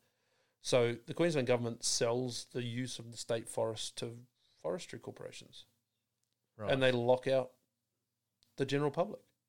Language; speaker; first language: English; native; English